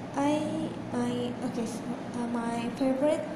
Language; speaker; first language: English; non-native, local second language; Malay